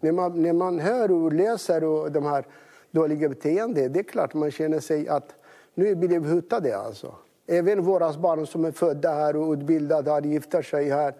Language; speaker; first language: Swedish; non-native, fluent; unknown